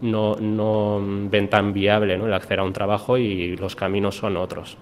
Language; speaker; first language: Spanish; native; Spanish